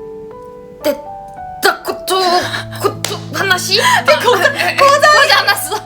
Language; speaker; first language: Japanese; non-native, learner; Korean